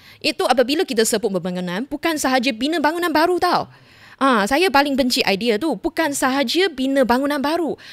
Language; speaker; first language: Malay; non-native, local second language; Chinese